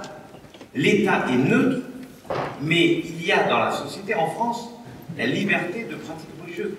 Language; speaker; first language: French; native; French